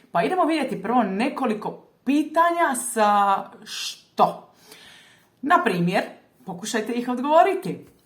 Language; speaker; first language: Croatian; native; Croatian